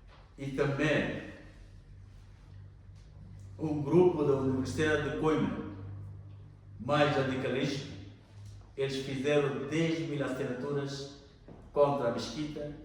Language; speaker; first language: Portuguese; non-native, learner; Bangla